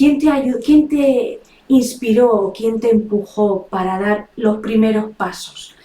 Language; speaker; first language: Spanish; native; Spanish